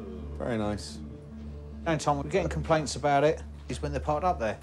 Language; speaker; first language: English; native; English